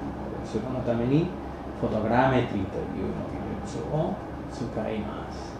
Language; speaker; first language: Japanese; non-native, fluent; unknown